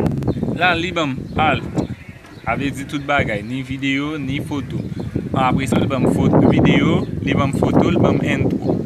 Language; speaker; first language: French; non-native, local second language; Haitian Creole